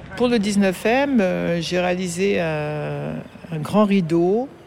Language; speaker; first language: French; native; French